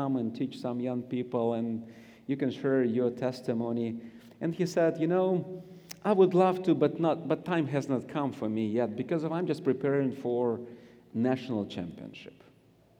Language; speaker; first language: English; non-native, fluent; Russian